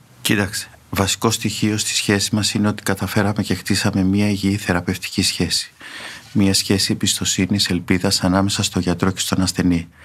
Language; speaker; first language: Greek; native; Greek